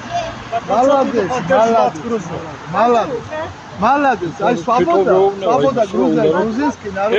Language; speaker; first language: Russian; non-native, learner; Georgian